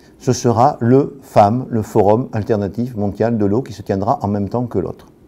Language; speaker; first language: French; native; French